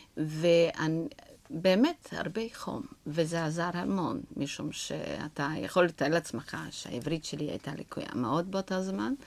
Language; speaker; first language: Hebrew; non-native, fluent; Yiddish